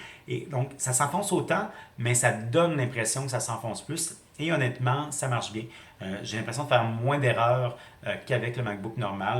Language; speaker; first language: French; native; French